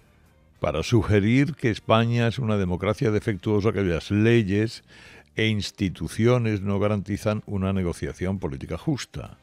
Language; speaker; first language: Spanish; native; Spanish